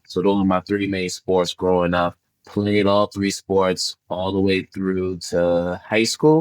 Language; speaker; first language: English; early bilingual, other home language; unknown